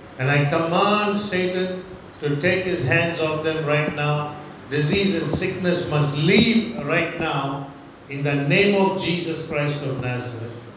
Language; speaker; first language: English; non-native, local second language; Tamil